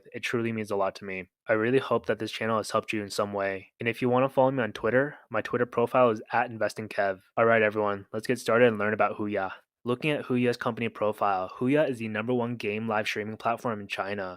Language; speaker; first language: English; native; English